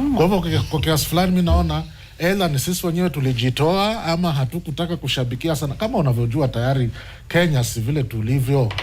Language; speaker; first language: Swahili; non-native, local second language; Giryama